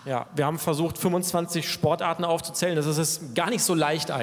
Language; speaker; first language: German; native; German